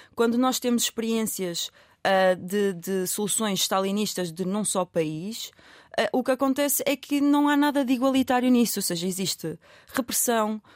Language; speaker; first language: Portuguese; native; Portuguese